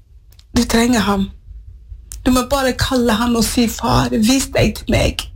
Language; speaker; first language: Norwegian; non-native, fluent; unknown